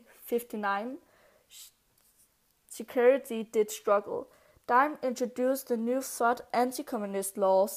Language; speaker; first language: English; non-native, learner; Danish